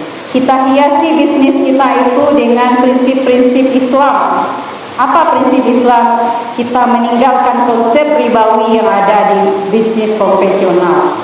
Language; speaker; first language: Indonesian; native; Indonesian